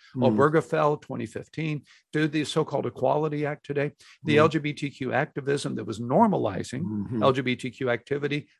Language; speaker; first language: English; native; English